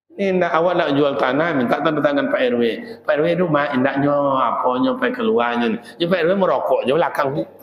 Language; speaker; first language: Malay; native; Malay